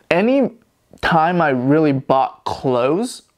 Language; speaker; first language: English; non-native, fluent; Chinese